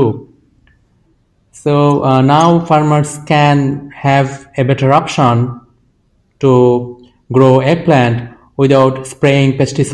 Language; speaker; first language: English; non-native, local second language; Bangla